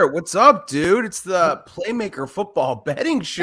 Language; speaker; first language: English; native; English